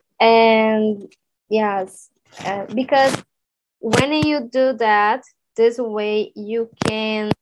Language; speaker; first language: English; non-native, learner; Portuguese